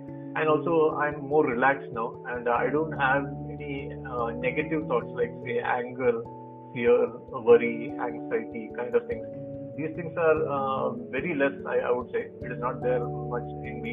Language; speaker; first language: English; non-native, local second language; Malayalam